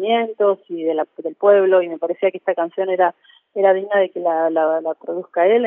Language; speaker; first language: Spanish; native; Spanish